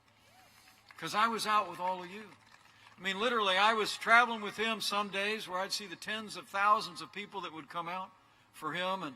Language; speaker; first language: English; native; English